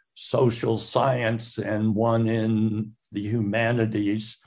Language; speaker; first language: English; native; English